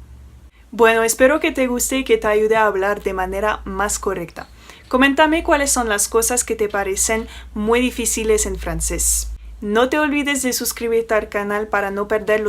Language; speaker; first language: Spanish; non-native, fluent; French